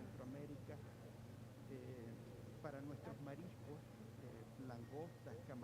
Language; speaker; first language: Spanish; native; Spanish